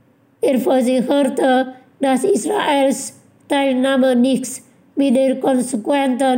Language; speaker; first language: German; non-native, fluent; Indonesian